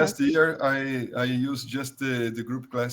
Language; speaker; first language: English; non-native, learner; Portuguese